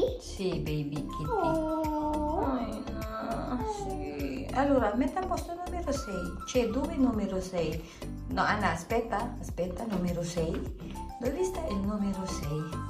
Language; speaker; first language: Italian; non-native, learner; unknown